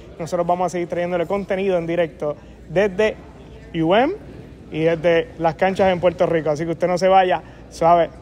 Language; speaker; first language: Spanish; native; Spanish